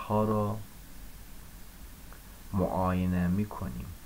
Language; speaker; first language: Persian; non-native, fluent; Azerbaijani